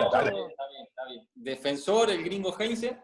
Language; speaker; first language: Spanish; native; Spanish